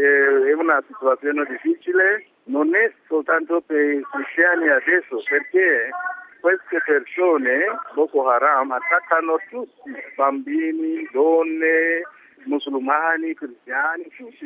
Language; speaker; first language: Italian; non-native, fluent; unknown